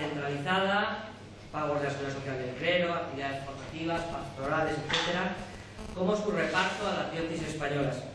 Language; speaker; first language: Spanish; native; Spanish